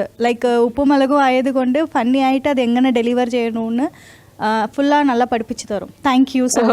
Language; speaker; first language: Malayalam; non-native, fluent; Tamil